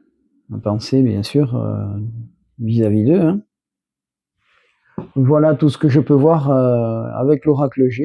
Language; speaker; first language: French; native; French